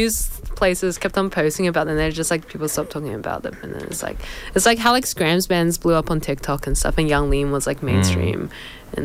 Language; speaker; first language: English; native; English